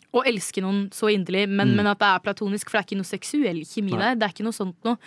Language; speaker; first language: Norwegian; native; Norwegian